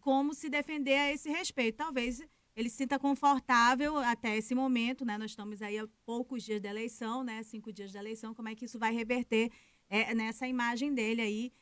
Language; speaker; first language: Portuguese; native; Portuguese